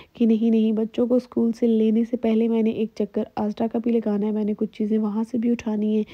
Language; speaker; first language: Urdu; native; Urdu